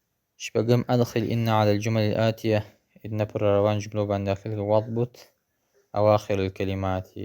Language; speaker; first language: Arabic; non-native, fluent; Pashto